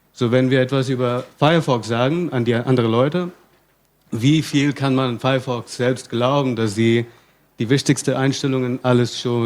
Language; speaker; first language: German; non-native, fluent; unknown